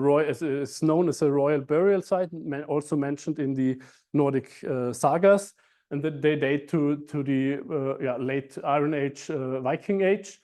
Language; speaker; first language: English; non-native, fluent; German